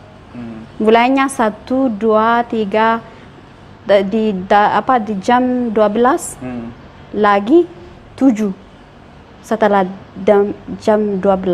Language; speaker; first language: Indonesian; non-native, learner; Amharic